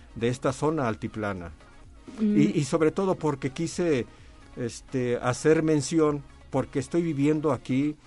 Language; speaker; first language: Spanish; native; Spanish